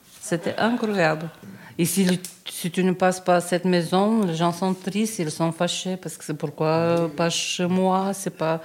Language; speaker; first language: French; non-native, learner; Bulgarian